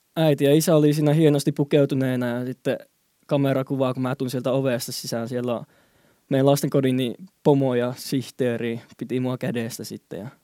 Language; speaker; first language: Finnish; early bilingual, other home language; Chinese